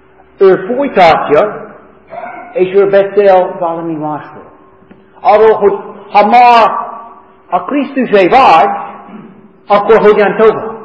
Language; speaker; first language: Hungarian; non-native, fluent; English